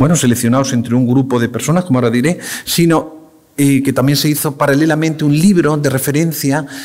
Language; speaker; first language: Spanish; native; Spanish